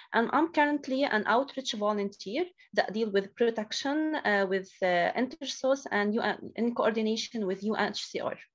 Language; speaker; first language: English; non-native, learner; Arabic